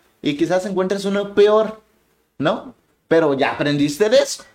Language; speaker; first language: Spanish; native; Spanish